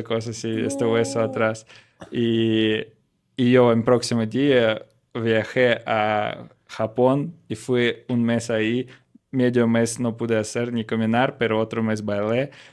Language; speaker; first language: Spanish; non-native, learner; Russian